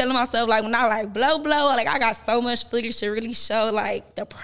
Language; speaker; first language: English; native; English